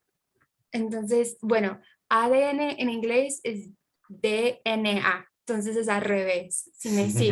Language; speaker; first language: Spanish; non-native, fluent; English